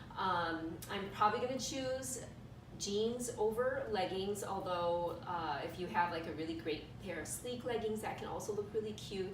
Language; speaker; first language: English; native; English